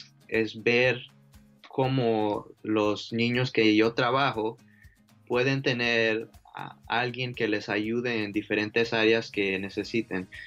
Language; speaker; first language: Spanish; early bilingual, heritage; Spanish